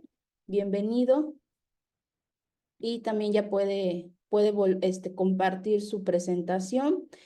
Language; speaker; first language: Spanish; native; Spanish